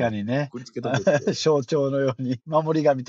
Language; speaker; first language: Japanese; native; Japanese